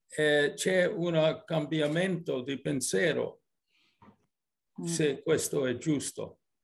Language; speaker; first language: Italian; early bilingual, heritage; English